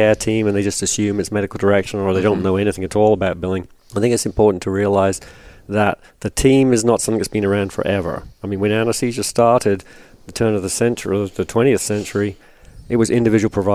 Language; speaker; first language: English; native; English